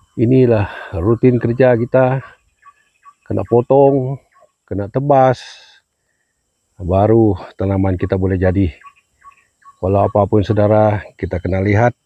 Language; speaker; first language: Malay; non-native, local second language; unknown